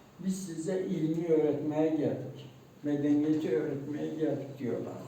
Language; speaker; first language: Turkish; non-native, local second language; Kurdish